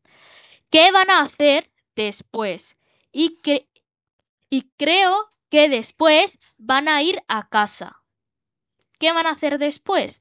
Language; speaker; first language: Spanish; non-native, fluent; Bangla